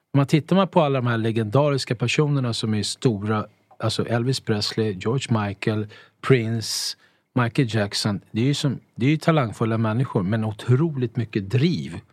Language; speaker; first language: Swedish; early bilingual, other home language; Italian